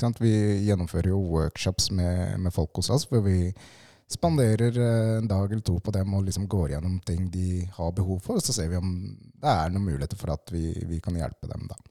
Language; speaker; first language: Norwegian; early bilingual, other home language; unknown